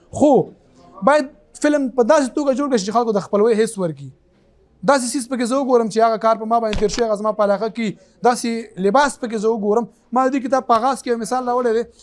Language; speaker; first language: Pashto; native; Pashto